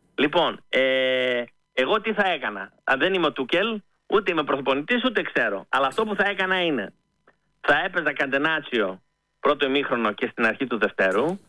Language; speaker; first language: Greek; early bilingual, heritage; Greek